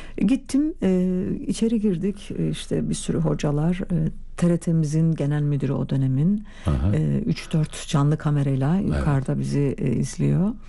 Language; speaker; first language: Turkish; native; Turkish